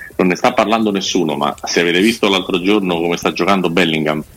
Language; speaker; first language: Italian; native; Italian